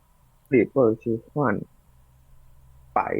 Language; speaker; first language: Chinese; non-native, learner; Indonesian